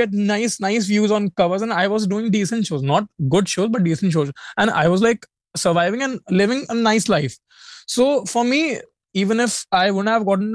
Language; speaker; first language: English; non-native, local second language; Hindi